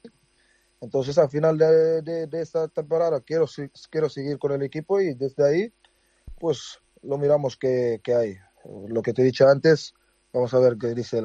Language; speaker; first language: Spanish; non-native, fluent; Dutch